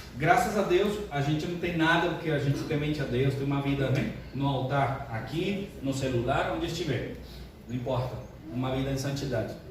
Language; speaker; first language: Portuguese; non-native, fluent; Spanish